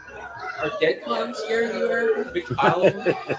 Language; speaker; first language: English; native; English